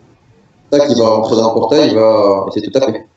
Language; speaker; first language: French; native; French